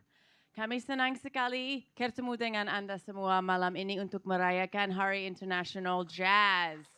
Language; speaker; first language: Indonesian; non-native, learner; English